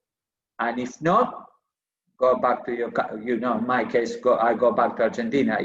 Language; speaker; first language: English; non-native, fluent; Spanish